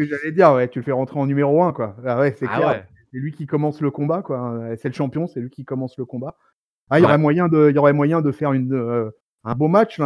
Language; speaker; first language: French; native; French